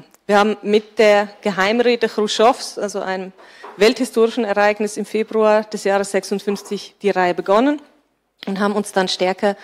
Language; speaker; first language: German; native; German